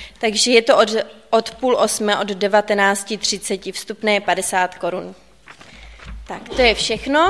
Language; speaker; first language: Czech; native; Czech